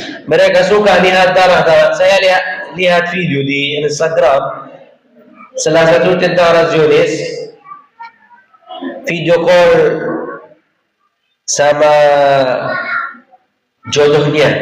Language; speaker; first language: Indonesian; non-native, fluent; Arabic